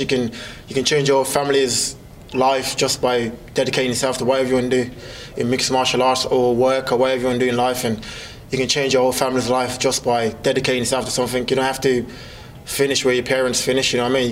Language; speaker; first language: English; native; English